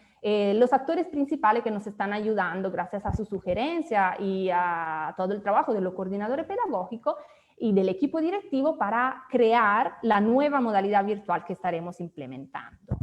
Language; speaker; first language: Spanish; native; Spanish